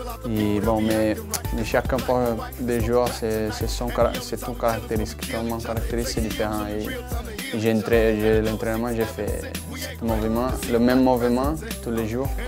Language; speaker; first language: French; non-native, learner; Portuguese